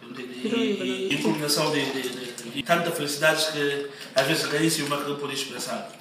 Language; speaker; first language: Portuguese; non-native, local second language; Upper Guinea Crioulo